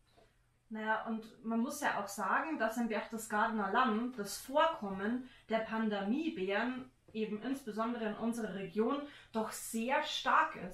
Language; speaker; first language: German; native; German